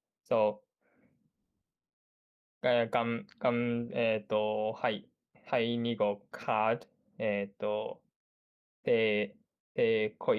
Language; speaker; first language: Chinese; non-native, learner; Japanese